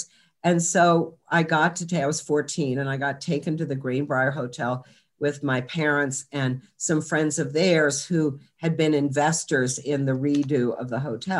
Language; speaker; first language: English; native; English